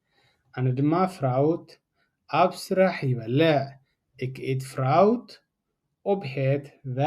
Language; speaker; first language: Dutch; non-native, fluent; Tigrinya